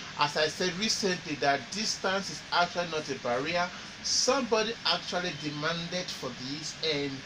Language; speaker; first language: English; non-native, local second language; Igbo